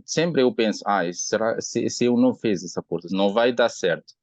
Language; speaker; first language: Portuguese; non-native, learner; Arabic